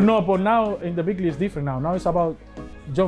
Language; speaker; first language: English; non-native, fluent; Spanish